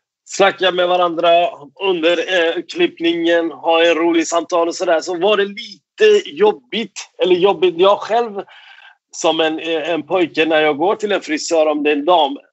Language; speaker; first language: Swedish; non-native, fluent; Persian